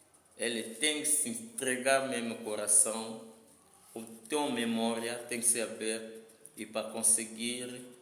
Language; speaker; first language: Portuguese; non-native, learner; Lingala